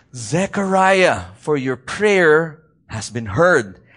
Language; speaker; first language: English; non-native, local second language; Filipino